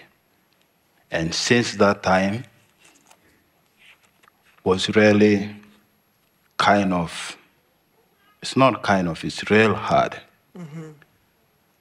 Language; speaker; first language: English; non-native, learner; Arabic